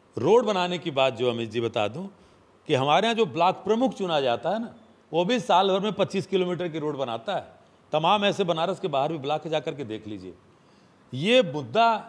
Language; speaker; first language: Hindi; native; Hindi